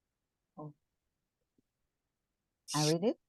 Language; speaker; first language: English; non-native, learner; Indonesian